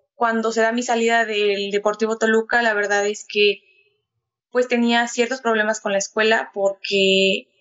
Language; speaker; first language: Spanish; native; Spanish